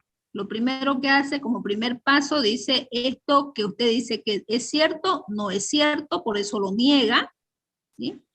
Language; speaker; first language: Spanish; native; Spanish